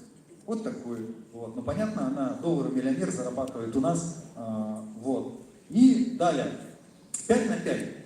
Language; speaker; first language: Russian; native; Russian